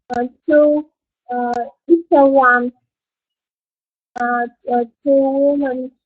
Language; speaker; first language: English; non-native, learner; Vietnamese